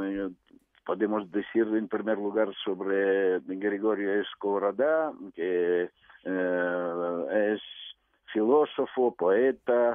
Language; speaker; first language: Spanish; non-native, fluent; Russian